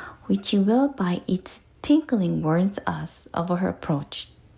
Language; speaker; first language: English; non-native, fluent; Korean